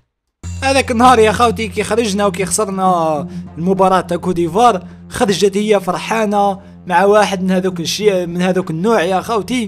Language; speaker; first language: Arabic; native; Arabic